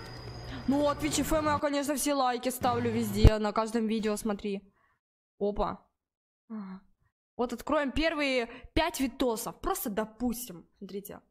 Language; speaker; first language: Russian; native; Russian